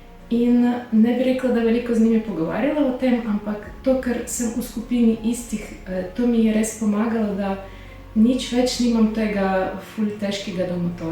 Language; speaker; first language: Slovenian; non-native, learner; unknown